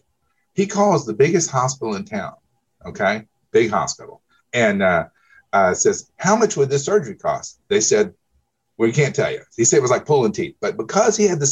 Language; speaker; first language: English; native; English